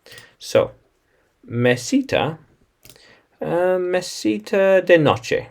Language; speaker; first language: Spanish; non-native, learner; English